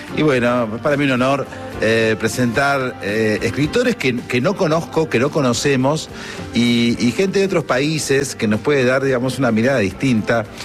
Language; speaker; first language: Spanish; native; Spanish